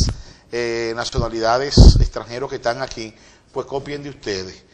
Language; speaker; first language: Spanish; native; Spanish